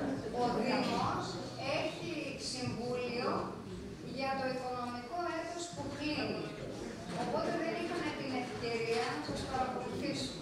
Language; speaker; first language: Greek; native; Greek